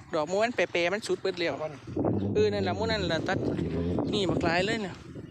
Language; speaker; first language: Thai; native; Thai